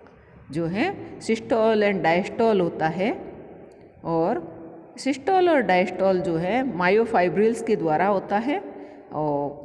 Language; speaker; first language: Hindi; native; Hindi